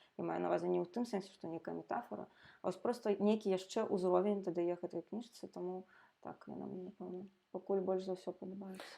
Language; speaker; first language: Belarusian; non-native, local second language; Russian